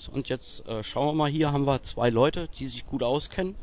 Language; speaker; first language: German; native; German